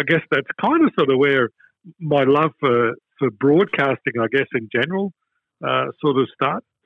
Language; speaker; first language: English; native; English